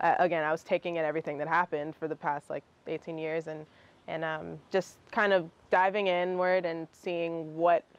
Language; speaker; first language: English; early bilingual, other home language; Russian